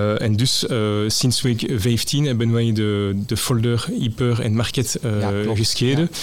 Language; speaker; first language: Dutch; non-native, local second language; French